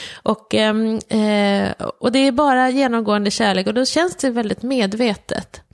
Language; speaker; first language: Swedish; native; Swedish